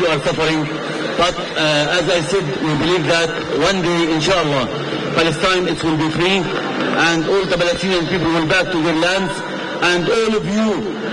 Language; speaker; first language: English; non-native, fluent; Arabic